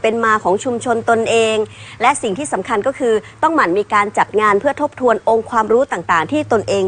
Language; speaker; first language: Thai; native; Thai